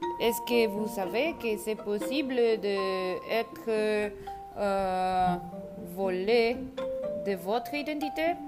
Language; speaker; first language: French; non-native, learner; Spanish